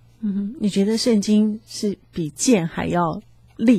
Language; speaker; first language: Chinese; native; Chinese